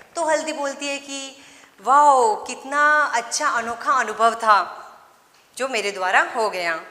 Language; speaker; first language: Hindi; non-native, local second language; Gujarati